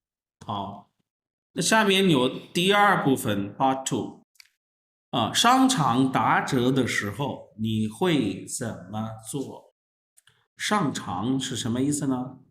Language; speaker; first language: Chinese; non-native, fluent; Urdu